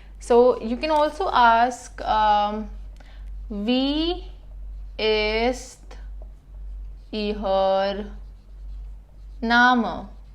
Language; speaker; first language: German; non-native, fluent; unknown